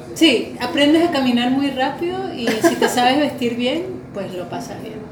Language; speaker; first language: Spanish; native; Spanish